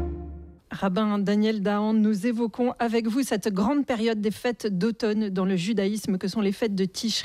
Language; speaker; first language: French; native; French